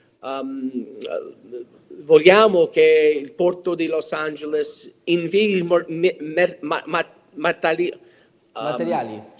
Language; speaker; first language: Italian; early bilingual, heritage; English